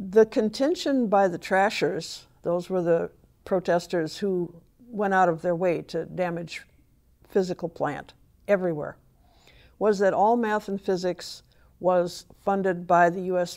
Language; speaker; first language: English; native; English